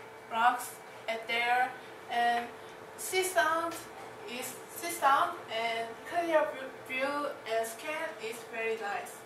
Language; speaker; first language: English; non-native, learner; Korean